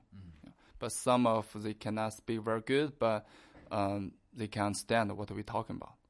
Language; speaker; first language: English; non-native, learner; Chinese